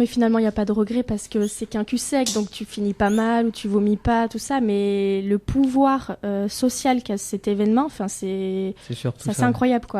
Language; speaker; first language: French; native; French